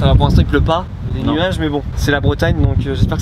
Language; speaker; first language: French; native; French